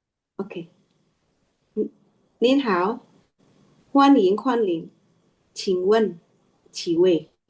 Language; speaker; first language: Chinese; non-native, learner; Indonesian